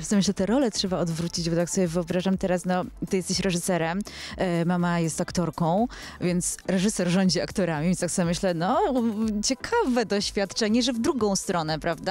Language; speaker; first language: Polish; native; Polish